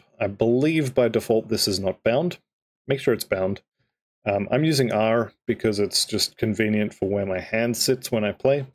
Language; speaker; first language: English; native; English